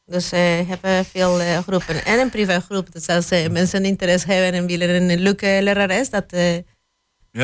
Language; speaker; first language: Dutch; non-native, fluent; Spanish